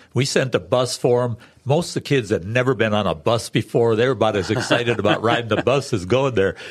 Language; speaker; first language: English; native; English